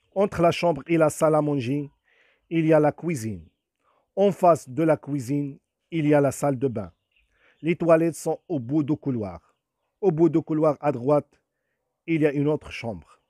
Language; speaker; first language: French; non-native, local second language; Arabic